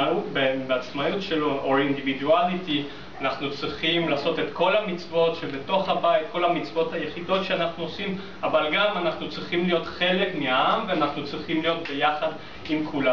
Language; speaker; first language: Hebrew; non-native, fluent; English